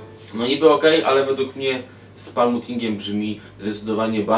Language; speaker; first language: Polish; native; Polish